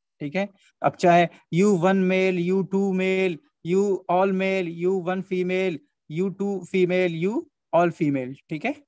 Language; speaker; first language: Hindi; native; Hindi